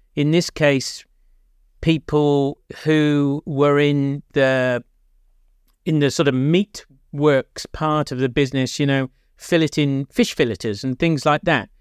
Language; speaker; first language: English; native; English